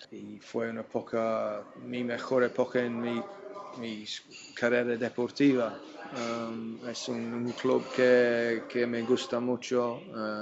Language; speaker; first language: Spanish; non-native, fluent; English